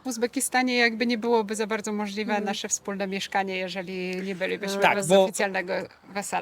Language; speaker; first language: Polish; native; Polish